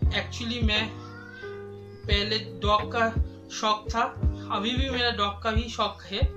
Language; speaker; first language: Hindi; non-native, local second language; Bangla